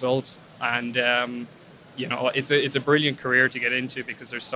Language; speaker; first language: English; native; English